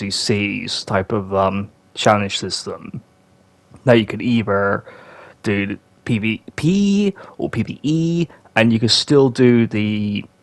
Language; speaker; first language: English; native; English